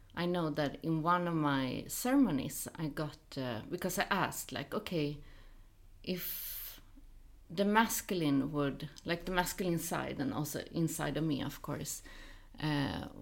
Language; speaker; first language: English; non-native, fluent; Swedish